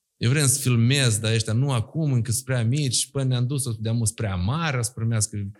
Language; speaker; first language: Romanian; native; Romanian